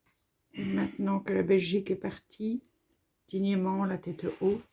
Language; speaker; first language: French; native; French